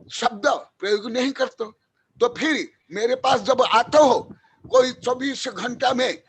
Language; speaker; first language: Hindi; native; Hindi